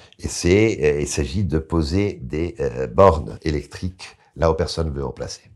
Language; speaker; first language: French; non-native, fluent; Italian